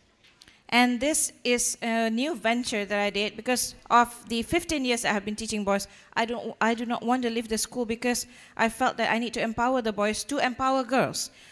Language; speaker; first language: English; non-native, local second language; Malay